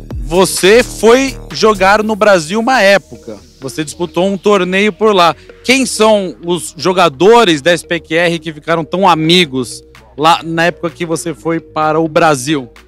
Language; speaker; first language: Portuguese; native; Portuguese